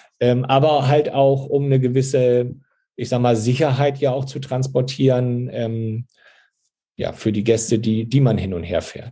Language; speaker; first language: German; native; German